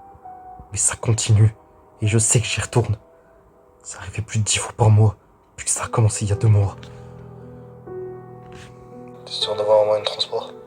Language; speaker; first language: French; native; French